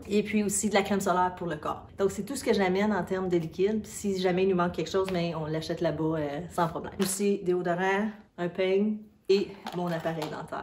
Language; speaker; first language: French; native; French